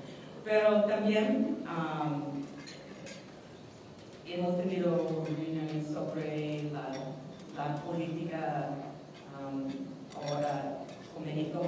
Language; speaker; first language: Spanish; non-native, fluent; English